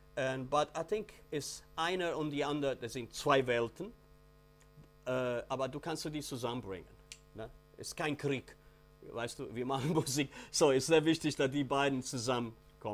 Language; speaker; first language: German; non-native, learner; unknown